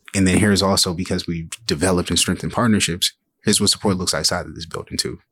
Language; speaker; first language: English; native; English